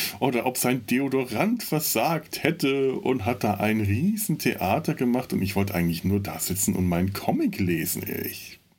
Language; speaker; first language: German; native; German